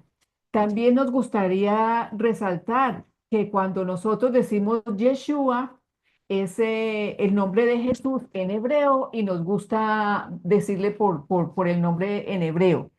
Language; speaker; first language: Spanish; native; Spanish